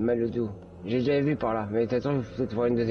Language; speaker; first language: French; native; French